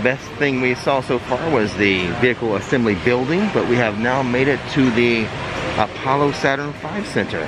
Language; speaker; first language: English; native; English